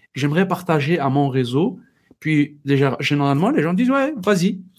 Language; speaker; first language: French; non-native, local second language; Berber languages